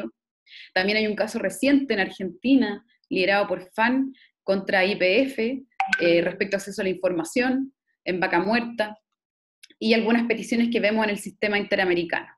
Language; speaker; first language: Spanish; native; Spanish